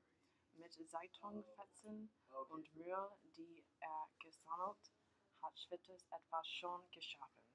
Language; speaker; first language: German; non-native, learner; English